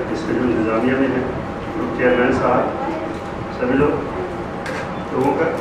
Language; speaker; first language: Hindi; native; Hindi